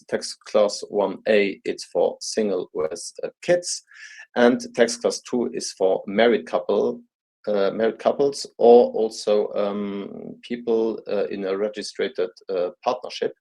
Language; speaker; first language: English; non-native, fluent; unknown